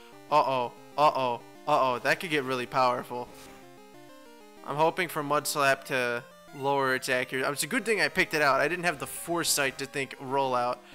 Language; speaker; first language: English; native; English